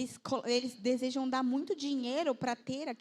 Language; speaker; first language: Portuguese; native; Portuguese